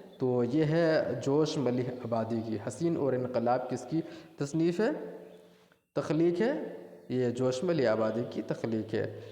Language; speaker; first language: Urdu; native; Urdu